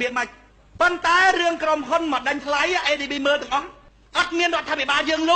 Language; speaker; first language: Khmer; native; Khmer